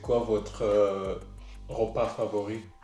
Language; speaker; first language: French; non-native, learner; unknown